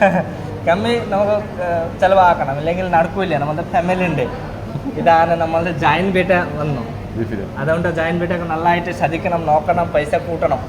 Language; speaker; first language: Malayalam; non-native, learner; Bangla